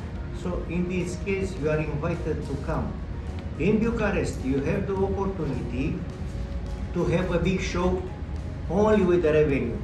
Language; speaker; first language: English; non-native, learner; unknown